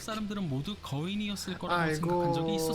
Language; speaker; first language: Korean; native; Korean